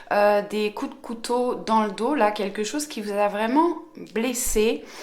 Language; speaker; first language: French; native; French